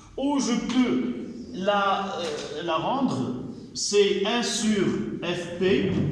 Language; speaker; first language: French; non-native, local second language; Arabic